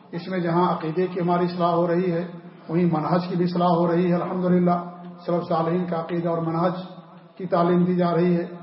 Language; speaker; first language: Urdu; native; Urdu